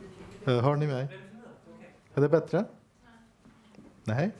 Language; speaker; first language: Swedish; non-native, fluent; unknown